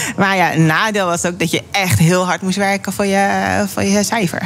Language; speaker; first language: Dutch; early bilingual, other home language; Persian